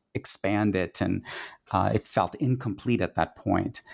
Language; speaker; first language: English; non-native, local second language; Tamil